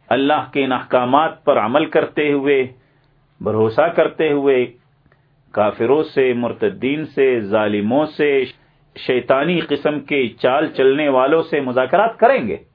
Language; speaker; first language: Urdu; native; Urdu